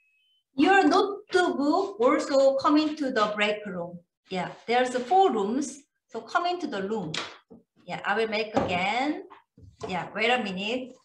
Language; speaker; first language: English; non-native, learner; Korean